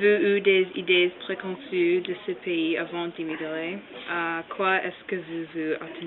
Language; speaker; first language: French; non-native, learner; English